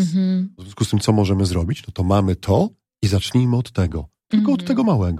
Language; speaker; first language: Polish; native; Polish